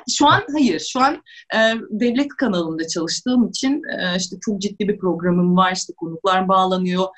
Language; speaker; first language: Turkish; non-native, fluent; Russian